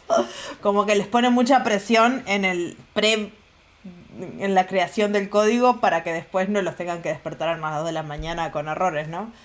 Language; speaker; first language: Spanish; native; Spanish